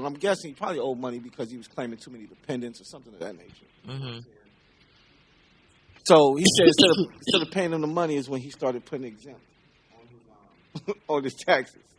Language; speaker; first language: English; native; English